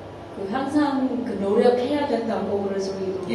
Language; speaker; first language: Korean; non-native, learner; Vietnamese